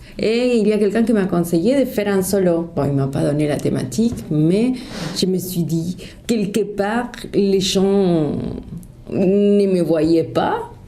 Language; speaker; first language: French; non-native, fluent; Spanish